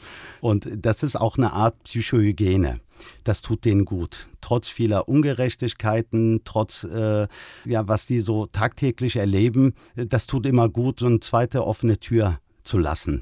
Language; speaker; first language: German; early bilingual, other home language; Turkish